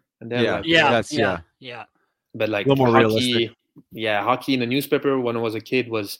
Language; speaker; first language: English; non-native, fluent; French